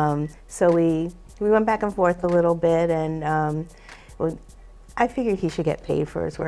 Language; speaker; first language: English; native; English